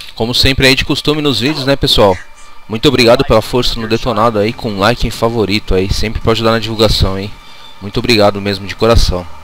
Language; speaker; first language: Portuguese; native; Portuguese